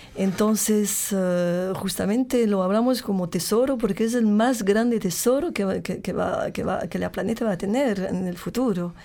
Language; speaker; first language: Spanish; non-native, fluent; French